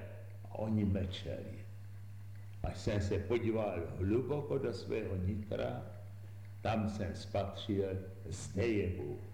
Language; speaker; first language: Czech; native; Czech